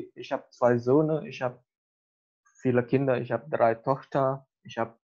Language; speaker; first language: German; non-native, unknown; Indonesian